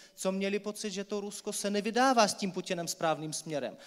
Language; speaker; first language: Czech; non-native, fluent; Russian